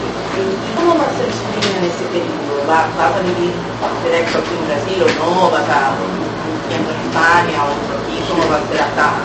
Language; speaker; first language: Spanish; non-native, learner; Portuguese